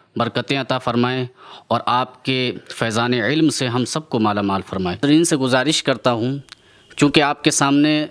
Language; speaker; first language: Hindi; native; Hindi